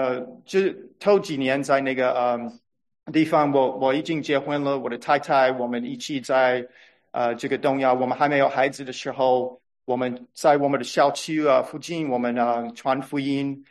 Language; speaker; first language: Chinese; non-native, fluent; English